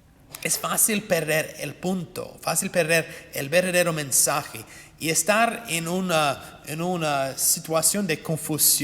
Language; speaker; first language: Spanish; non-native, fluent; English